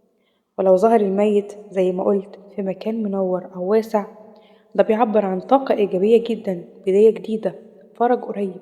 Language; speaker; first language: Arabic; native; Arabic